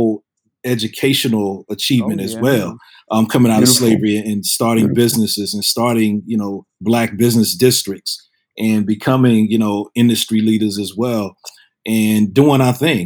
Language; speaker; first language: English; native; English